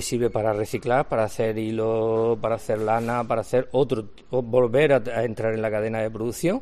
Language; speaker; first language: Spanish; native; Spanish